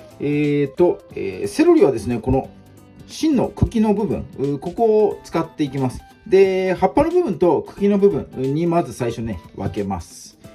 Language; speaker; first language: Japanese; native; Japanese